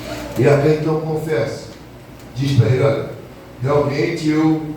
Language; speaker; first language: Portuguese; native; Portuguese